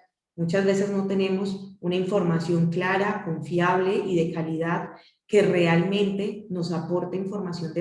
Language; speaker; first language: Spanish; native; Spanish